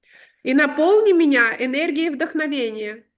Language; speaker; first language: Russian; native; Russian